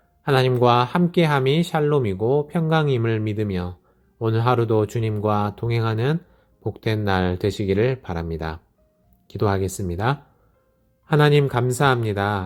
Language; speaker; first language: Korean; native; Korean